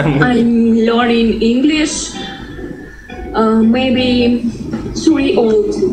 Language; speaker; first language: English; non-native, learner; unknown